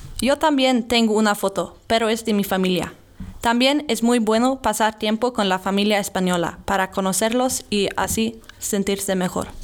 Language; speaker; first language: Spanish; non-native, learner; Swedish